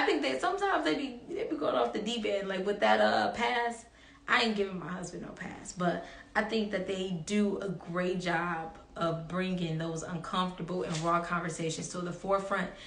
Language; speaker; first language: English; native; English